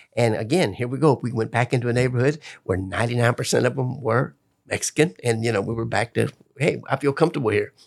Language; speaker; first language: English; early bilingual, other home language; Spanish